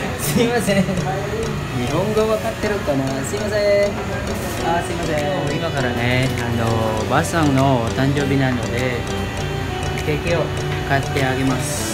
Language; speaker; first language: Japanese; non-native, learner; Filipino